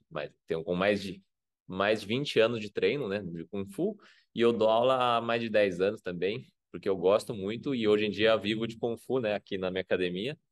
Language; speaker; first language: Portuguese; non-native, fluent; Chinese